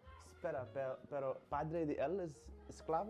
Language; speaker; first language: Spanish; non-native, learner; English